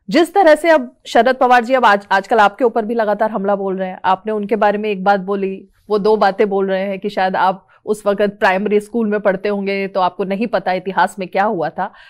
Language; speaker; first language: Hindi; native; Hindi